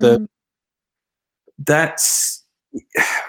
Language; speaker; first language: English; native; English